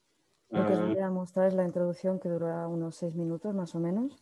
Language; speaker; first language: Spanish; native; Spanish